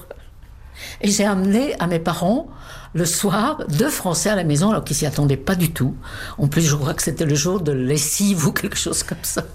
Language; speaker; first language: French; non-native, fluent; Czech